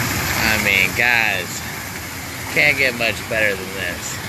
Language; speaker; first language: English; native; English